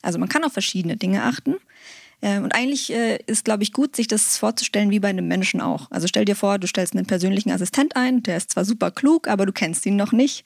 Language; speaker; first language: German; native; German